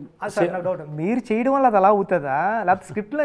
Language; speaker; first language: Telugu; native; Telugu